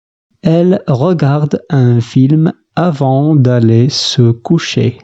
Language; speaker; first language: French; non-native, fluent; Arabic